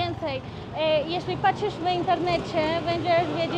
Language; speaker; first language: Polish; non-native, learner; Spanish